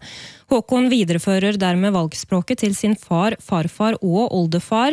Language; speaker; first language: Norwegian; native; Norwegian